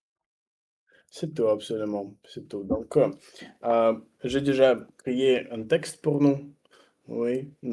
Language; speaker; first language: French; non-native, learner; Russian